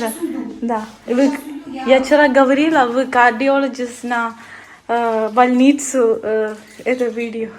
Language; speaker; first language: Russian; non-native, learner; Malayalam